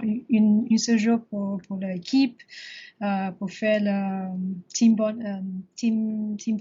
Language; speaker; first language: French; non-native, learner; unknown